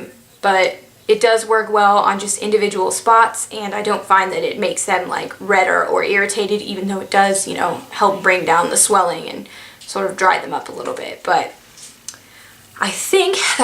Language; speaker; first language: English; native; English